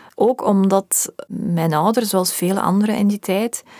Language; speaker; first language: Dutch; early bilingual, other home language; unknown